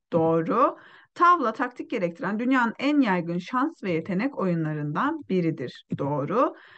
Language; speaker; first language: Turkish; non-native, fluent; Uyghur